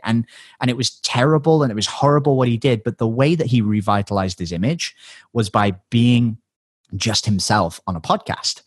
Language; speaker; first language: English; native; English